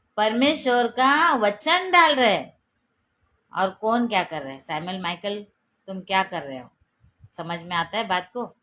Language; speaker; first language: Hindi; non-native, local second language; Marathi